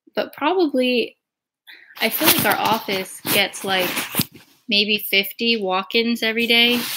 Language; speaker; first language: English; native; English